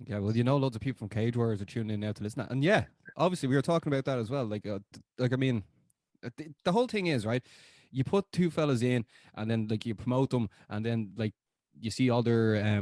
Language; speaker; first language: English; native; English